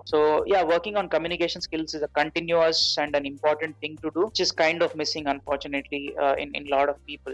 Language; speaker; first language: English; non-native, local second language; Telugu